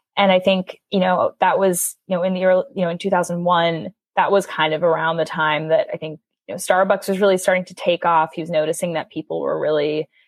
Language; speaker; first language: English; native; English